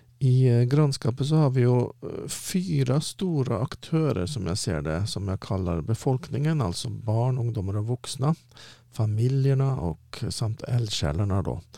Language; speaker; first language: Swedish; native; Swedish